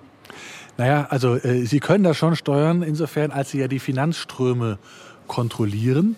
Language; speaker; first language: German; native; German